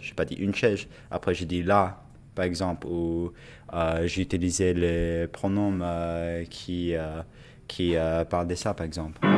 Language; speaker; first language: French; non-native, learner; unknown